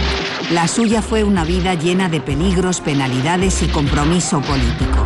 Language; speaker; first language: Spanish; native; Spanish